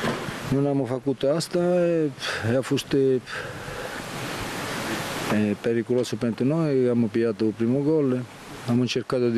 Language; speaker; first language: Romanian; non-native, learner; Italian